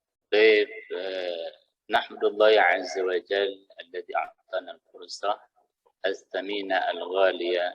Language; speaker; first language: Arabic; non-native, fluent; Indonesian